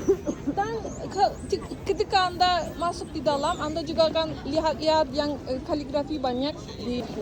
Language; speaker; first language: Indonesian; non-native, learner; Turkish